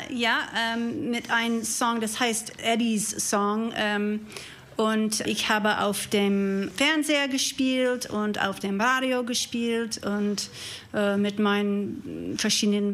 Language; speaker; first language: German; non-native, learner; English